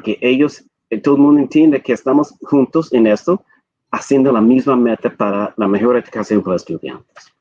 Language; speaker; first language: Spanish; non-native, fluent; English